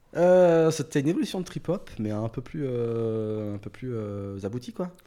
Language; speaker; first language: French; early bilingual, other home language; Portuguese